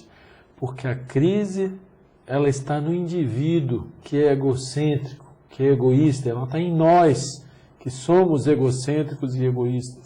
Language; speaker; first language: Portuguese; native; Portuguese